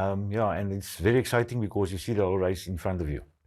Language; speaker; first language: English; non-native, local second language; Afrikaans